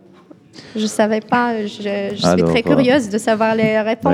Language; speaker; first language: French; non-native, fluent; Arabic